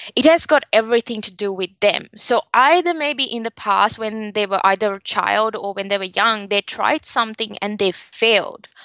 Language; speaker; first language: English; non-native, local second language; Sinhala